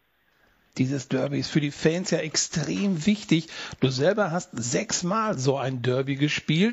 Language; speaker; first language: German; native; German